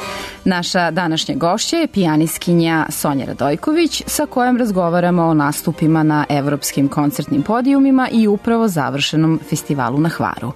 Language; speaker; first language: Serbian; native; Serbian